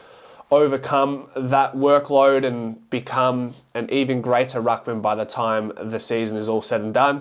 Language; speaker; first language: English; native; English